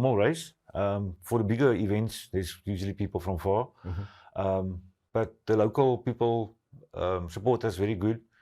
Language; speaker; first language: English; non-native, local second language; Afrikaans